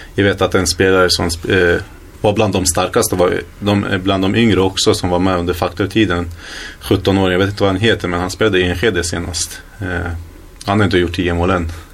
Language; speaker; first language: Swedish; early bilingual, other home language; Kurdish